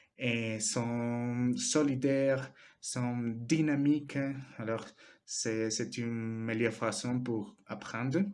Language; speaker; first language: French; non-native, learner; Spanish